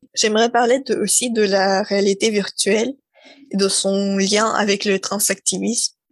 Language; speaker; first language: French; non-native, fluent; Russian